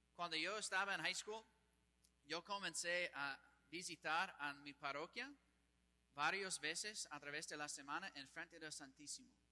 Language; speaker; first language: Spanish; non-native, fluent; English